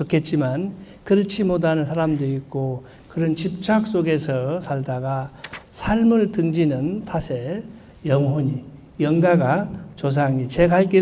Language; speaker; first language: Korean; native; Korean